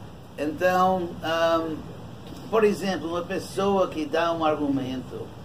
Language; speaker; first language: Portuguese; non-native, fluent; English